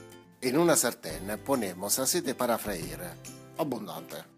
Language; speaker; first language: Spanish; non-native, fluent; Italian